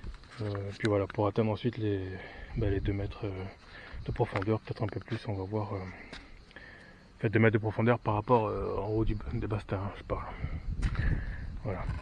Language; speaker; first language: French; native; French